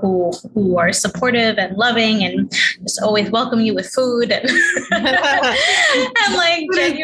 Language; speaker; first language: English; native; English